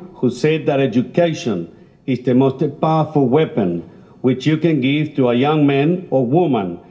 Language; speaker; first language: English; non-native, fluent; Spanish